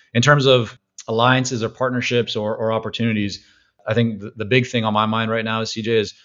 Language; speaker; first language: English; native; English